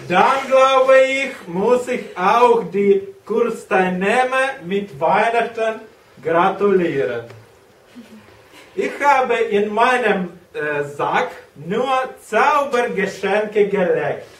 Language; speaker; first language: German; non-native, learner; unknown